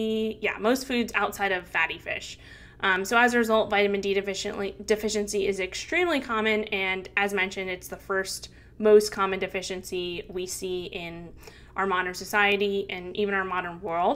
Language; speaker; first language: English; native; English